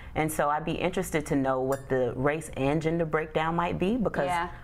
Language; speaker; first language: English; native; English